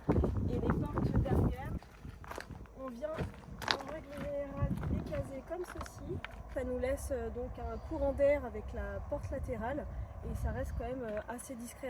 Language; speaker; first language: French; native; French